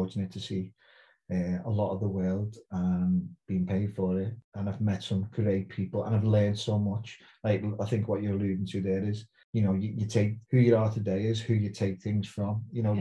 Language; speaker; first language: English; native; English